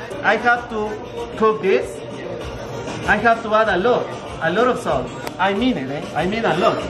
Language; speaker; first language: English; non-native, fluent; Spanish